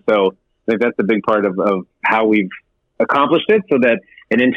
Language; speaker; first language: English; native; English